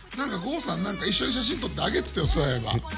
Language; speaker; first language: Japanese; native; Japanese